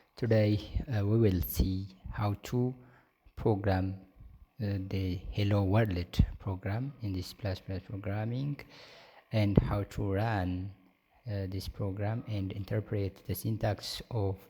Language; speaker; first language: English; non-native, local second language; Amharic